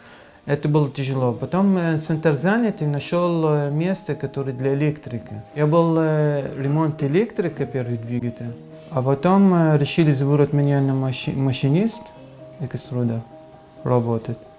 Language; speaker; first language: Russian; non-native, learner; Arabic